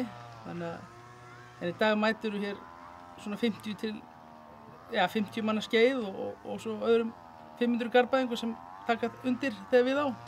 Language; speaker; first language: Icelandic; native; Icelandic